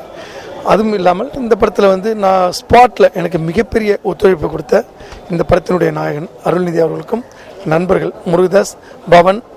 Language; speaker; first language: Tamil; native; Tamil